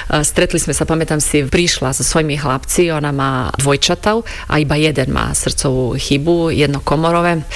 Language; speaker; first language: Slovak; non-native, fluent; Croatian